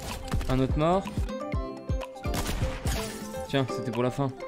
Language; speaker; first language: French; native; French